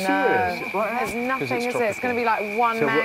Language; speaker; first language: English; native; English